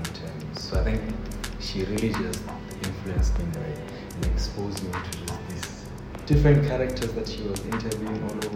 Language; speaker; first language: English; non-native, local second language; Tswana